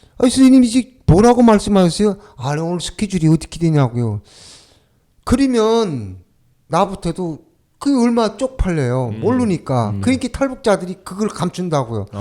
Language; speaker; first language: Korean; native; Korean